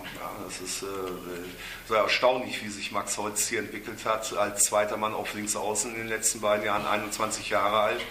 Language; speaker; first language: German; native; German